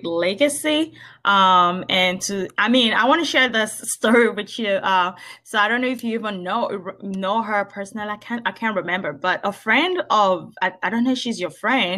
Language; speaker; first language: English; non-native, local second language; Yoruba